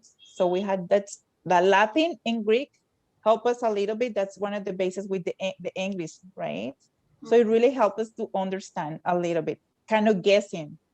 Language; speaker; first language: English; non-native, fluent; Spanish